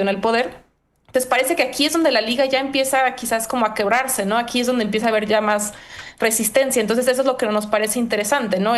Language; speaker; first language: Spanish; native; Spanish